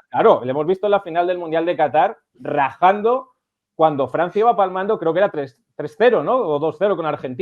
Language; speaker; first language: Spanish; native; Spanish